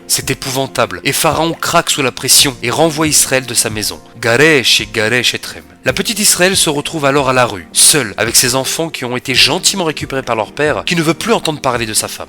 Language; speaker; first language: French; native; French